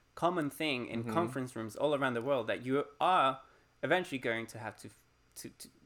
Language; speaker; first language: English; early bilingual, other home language; Spanish